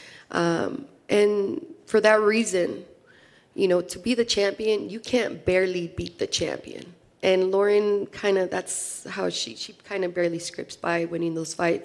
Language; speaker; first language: English; early bilingual, other home language; Spanish